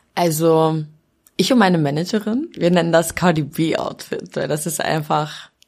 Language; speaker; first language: German; early bilingual, other home language; Albanian